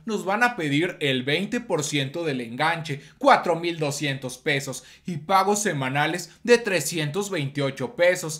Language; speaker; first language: Spanish; native; Spanish